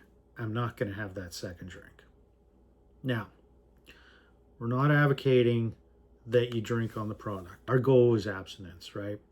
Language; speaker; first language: English; native; English